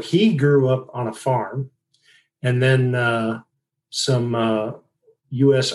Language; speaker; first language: English; native; English